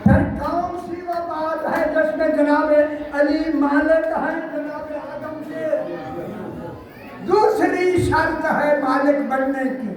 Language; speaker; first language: Urdu; native; Urdu